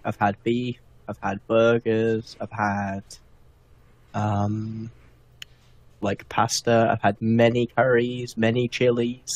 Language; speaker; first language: English; native; English